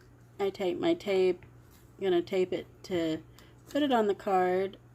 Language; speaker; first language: English; native; English